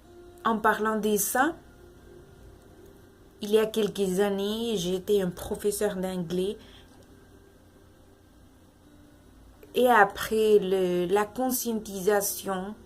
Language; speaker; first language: French; non-native, learner; Spanish